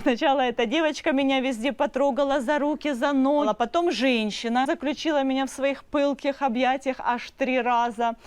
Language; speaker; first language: Russian; native; Russian